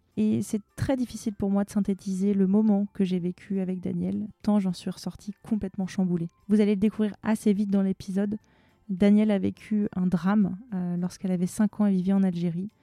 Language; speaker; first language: French; native; French